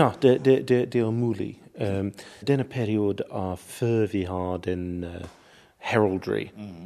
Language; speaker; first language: Norwegian; non-native, learner; English